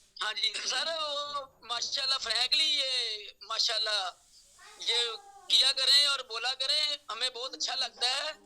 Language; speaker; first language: Urdu; non-native, local second language; Punjabi